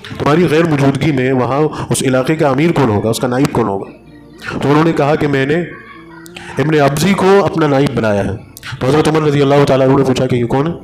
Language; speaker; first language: Urdu; native; Urdu